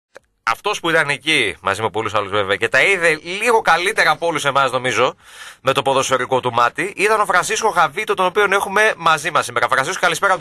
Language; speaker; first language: Greek; native; Greek